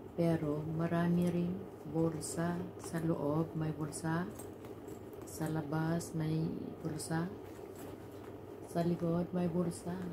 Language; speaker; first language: Filipino; non-native, local second language; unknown